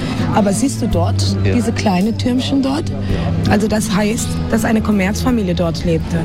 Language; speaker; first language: German; non-native, fluent; Spanish